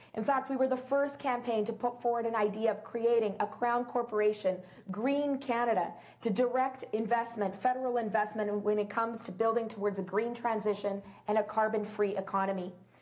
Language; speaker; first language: English; early bilingual, other home language; French